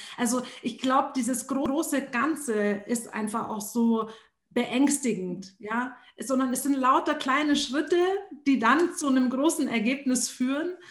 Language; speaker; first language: German; early bilingual, other home language; Arabic